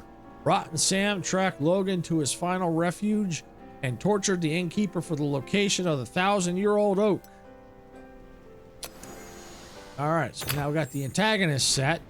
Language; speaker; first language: English; native; English